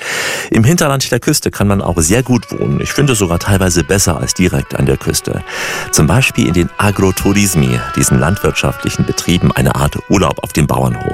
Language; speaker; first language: German; native; German